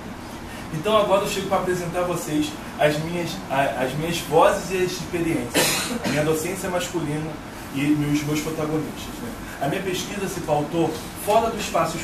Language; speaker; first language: Portuguese; native; Portuguese